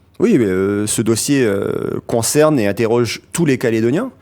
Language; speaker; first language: French; native; French